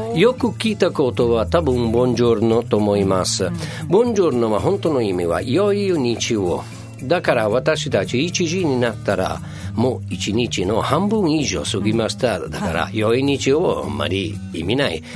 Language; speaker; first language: Japanese; non-native, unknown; Italian